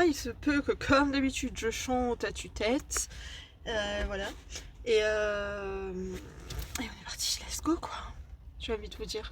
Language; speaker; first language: French; native; French